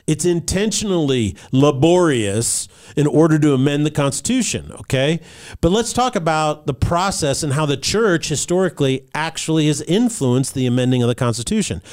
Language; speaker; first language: English; native; English